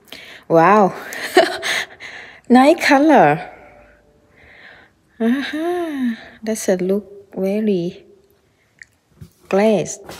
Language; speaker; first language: English; non-native, learner; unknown